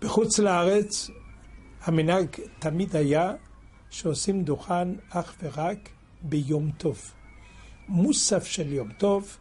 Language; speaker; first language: Hebrew; non-native, fluent; French